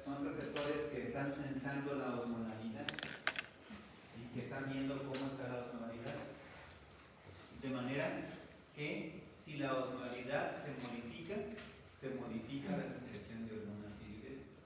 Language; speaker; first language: Spanish; native; Spanish